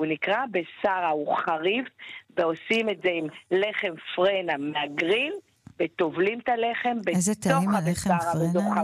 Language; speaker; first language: Hebrew; native; Hebrew